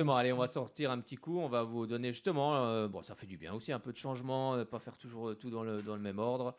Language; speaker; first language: French; native; French